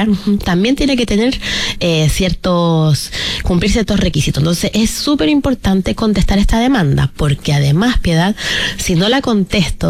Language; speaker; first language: Spanish; native; Spanish